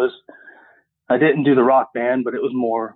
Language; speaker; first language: English; native; English